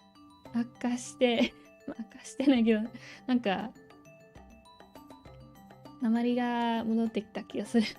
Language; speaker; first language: Japanese; non-native, fluent; English